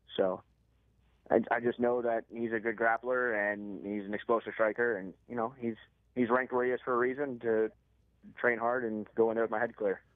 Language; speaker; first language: English; native; English